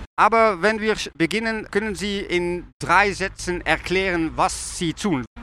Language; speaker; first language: German; non-native, learner; Dutch